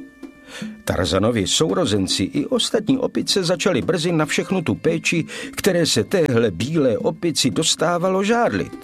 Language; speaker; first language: Czech; native; Czech